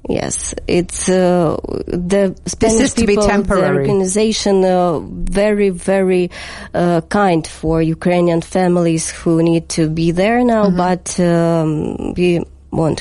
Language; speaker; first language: English; non-native, learner; Ukrainian